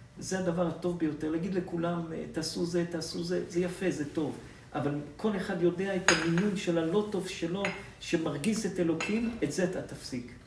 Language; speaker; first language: Hebrew; native; Hebrew